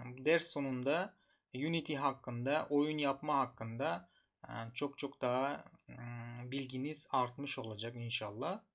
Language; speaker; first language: Turkish; non-native, fluent; Uzbek